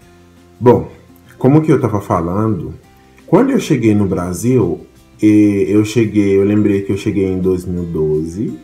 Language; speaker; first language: Portuguese; non-native, fluent; Haitian Creole